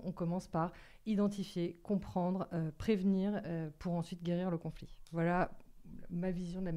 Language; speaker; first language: French; native; French